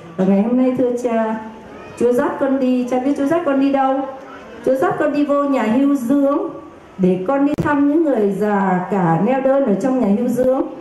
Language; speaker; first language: Vietnamese; native; Vietnamese